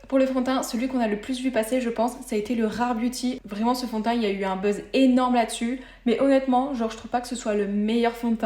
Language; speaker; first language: French; native; French